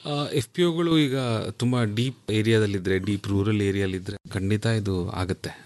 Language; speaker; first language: Kannada; native; Kannada